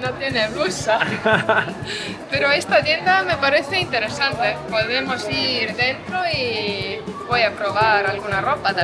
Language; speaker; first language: Spanish; non-native, fluent; Portuguese